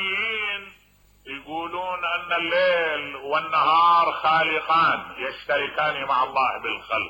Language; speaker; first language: Arabic; native; Arabic